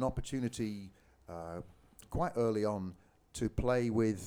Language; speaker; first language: English; native; English